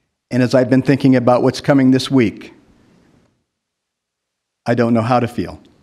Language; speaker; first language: English; early bilingual, other home language; Spanish